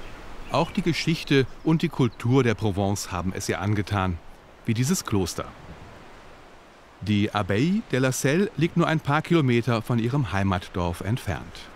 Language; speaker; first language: German; native; German